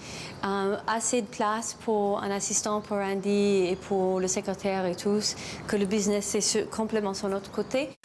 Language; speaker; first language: French; non-native, learner; English